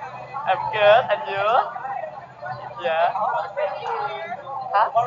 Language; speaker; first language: English; non-native, learner; Thai